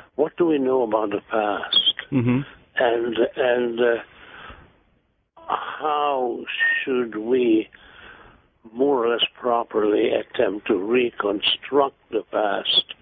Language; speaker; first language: English; non-native, fluent; Hungarian